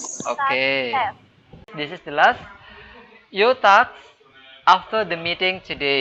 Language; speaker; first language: English; non-native, fluent; Indonesian